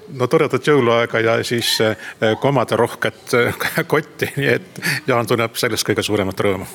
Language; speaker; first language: Estonian; native; Estonian